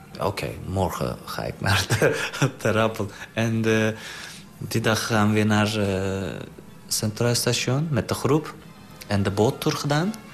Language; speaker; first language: Dutch; non-native, learner; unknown